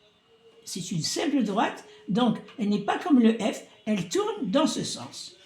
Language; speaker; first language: French; non-native, local second language; Arabic